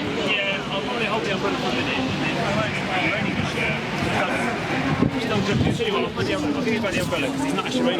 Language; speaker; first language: English; native; English